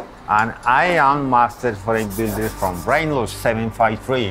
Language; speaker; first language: English; non-native, learner; Spanish